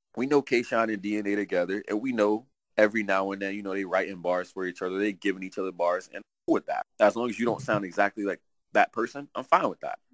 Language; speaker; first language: English; native; English